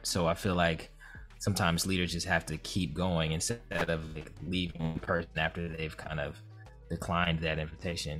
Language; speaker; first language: English; native; English